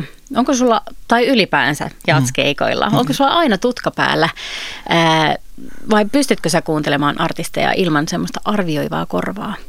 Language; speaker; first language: Finnish; native; Finnish